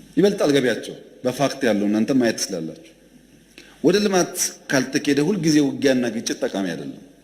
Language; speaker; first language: Amharic; non-native, local second language; Oromo